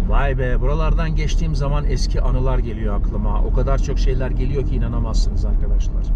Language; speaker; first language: Turkish; early bilingual, heritage; Turkish